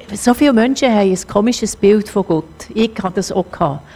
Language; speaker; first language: German; native; German